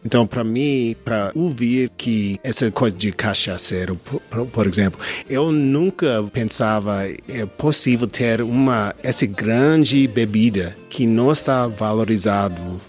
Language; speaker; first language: Portuguese; non-native, learner; English